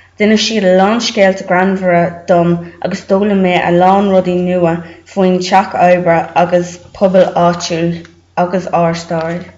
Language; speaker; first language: Irish; non-native, local second language; English